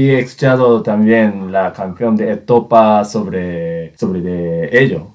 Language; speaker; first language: Spanish; non-native, learner; Japanese